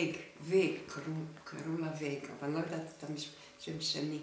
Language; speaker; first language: Hebrew; non-native, fluent; Hungarian